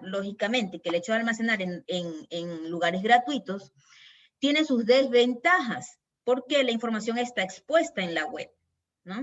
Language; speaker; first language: Spanish; native; Spanish